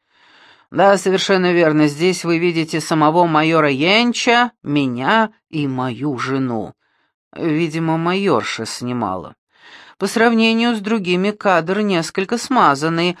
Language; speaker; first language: Russian; native; Russian